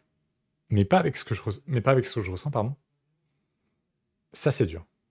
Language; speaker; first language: French; native; French